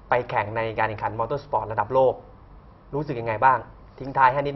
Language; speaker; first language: Thai; native; Thai